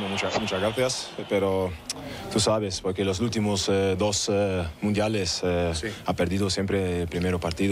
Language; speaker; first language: Spanish; non-native, learner; German